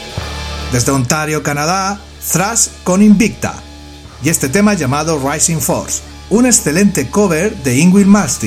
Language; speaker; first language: Spanish; native; Spanish